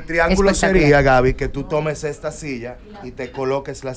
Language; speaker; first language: Spanish; native; Spanish